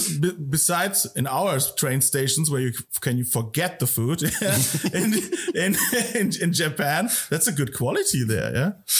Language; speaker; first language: English; non-native, fluent; German